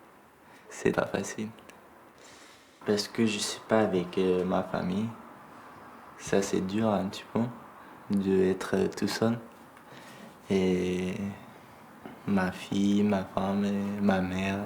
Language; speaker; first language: French; non-native, learner; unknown